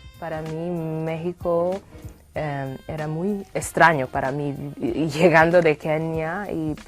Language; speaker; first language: Spanish; non-native, fluent; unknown